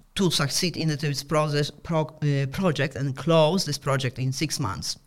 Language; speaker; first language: English; non-native, fluent; Polish